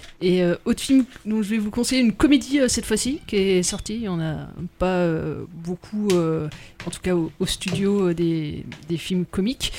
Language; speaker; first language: French; native; French